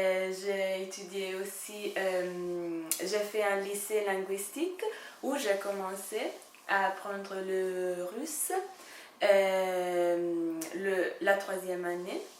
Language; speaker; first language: French; non-native, fluent; Italian